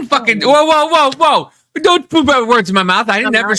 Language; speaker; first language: English; native; English